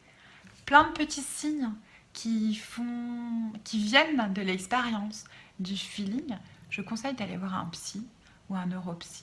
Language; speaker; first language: French; native; French